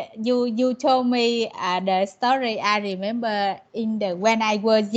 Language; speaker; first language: English; non-native, learner; Vietnamese